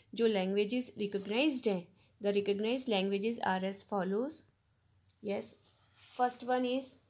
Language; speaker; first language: Hindi; native; Hindi